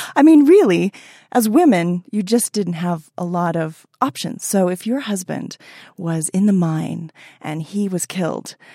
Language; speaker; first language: English; native; English